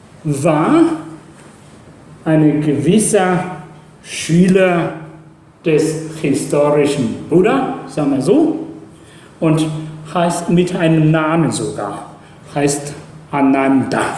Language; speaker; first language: German; non-native, fluent; Chinese